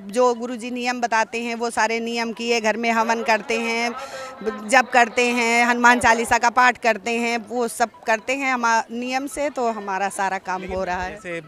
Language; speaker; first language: Hindi; native; Hindi